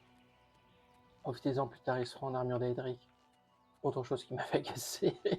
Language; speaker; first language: French; native; French